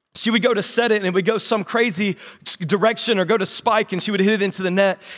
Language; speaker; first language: English; native; English